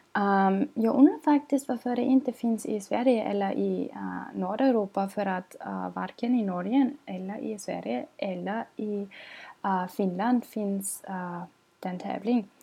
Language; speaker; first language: Swedish; non-native, learner; German